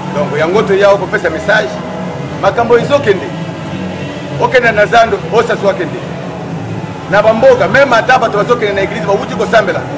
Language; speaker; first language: Lingala; non-native, local second language; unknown